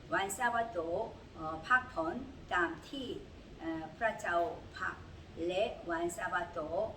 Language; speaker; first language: Thai; non-native, learner; Korean